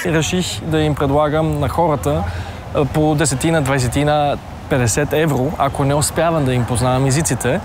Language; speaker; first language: Bulgarian; early bilingual, heritage; Bulgarian